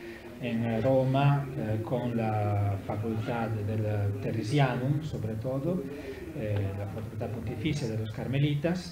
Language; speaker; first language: Spanish; non-native, learner; Italian